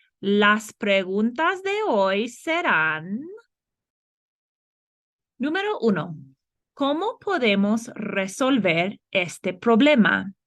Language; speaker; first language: Spanish; non-native, fluent; English